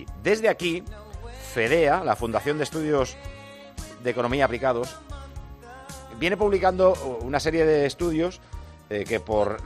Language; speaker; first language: Spanish; native; Spanish